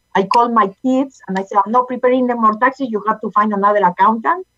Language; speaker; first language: English; non-native, fluent; Spanish